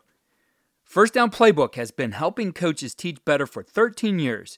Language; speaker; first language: English; native; English